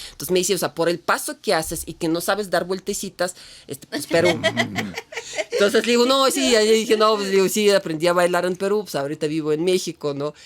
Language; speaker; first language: Spanish; non-native, fluent; Russian